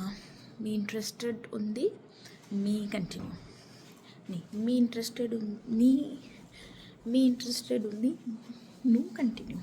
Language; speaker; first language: Telugu; non-native, learner; Marathi